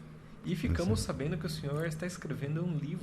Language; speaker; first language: Portuguese; native; Portuguese